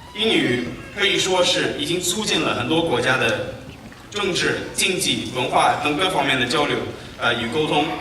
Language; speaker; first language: Chinese; non-native, fluent; English